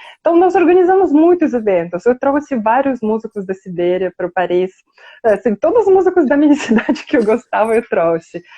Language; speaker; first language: Portuguese; non-native, fluent; Russian